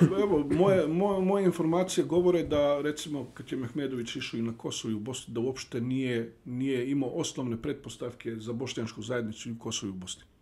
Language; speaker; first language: Bosnian; early bilingual, heritage; Bosnian